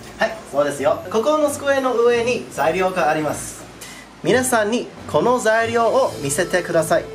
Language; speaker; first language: Japanese; non-native, learner; English